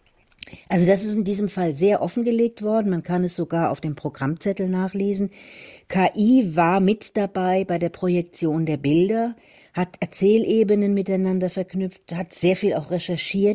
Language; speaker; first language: German; native; German